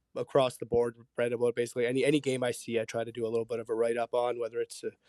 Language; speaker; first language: English; early bilingual, other home language; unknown